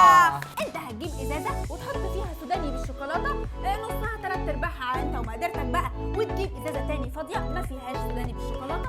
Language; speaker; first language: Arabic; native; Arabic